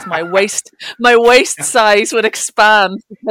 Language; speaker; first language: English; native; English